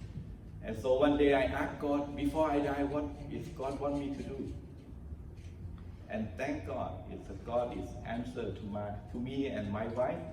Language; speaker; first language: English; non-native, learner; Thai